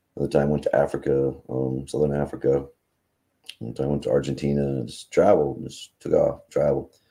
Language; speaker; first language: English; native; English